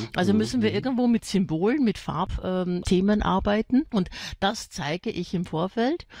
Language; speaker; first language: German; native; German